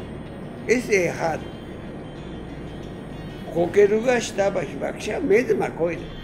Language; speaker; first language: Portuguese; non-native, learner; Japanese